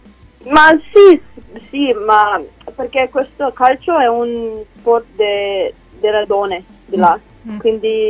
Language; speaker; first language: Italian; non-native, learner; Slovenian